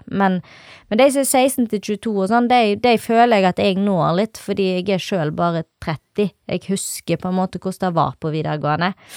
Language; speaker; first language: Norwegian; native; Norwegian